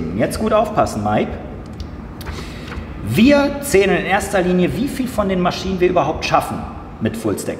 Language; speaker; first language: German; native; German